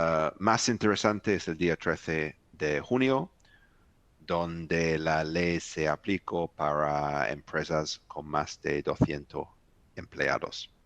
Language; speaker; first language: Spanish; non-native, fluent; English